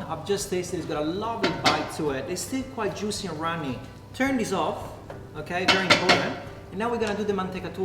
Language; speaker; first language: English; non-native, fluent; Italian